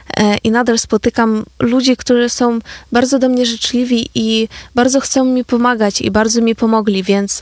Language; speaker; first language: Polish; non-native, fluent; Ukrainian